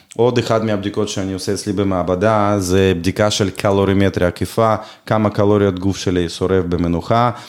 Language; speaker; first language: Hebrew; non-native, fluent; Russian